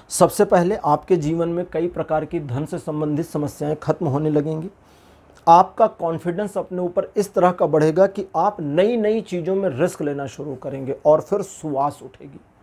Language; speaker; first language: Hindi; native; Hindi